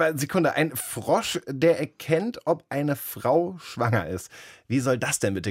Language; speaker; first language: German; native; German